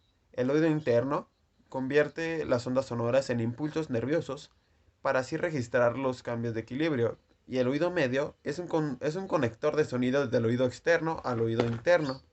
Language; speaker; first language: Spanish; native; Spanish